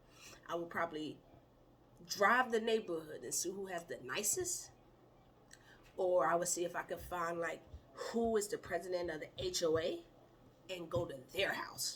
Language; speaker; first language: English; native; English